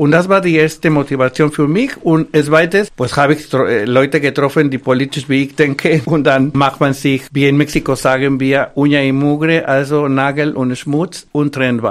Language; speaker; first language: German; non-native, fluent; Spanish